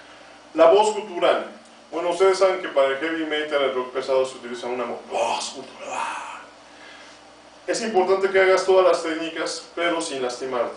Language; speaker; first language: Spanish; native; Spanish